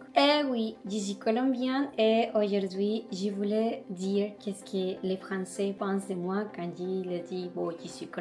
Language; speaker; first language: French; non-native, learner; Spanish